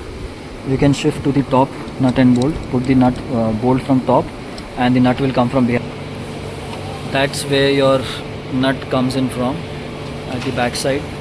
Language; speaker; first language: English; non-native, local second language; Hindi